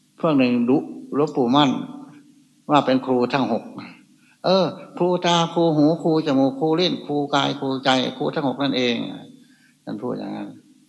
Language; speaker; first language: Thai; native; Thai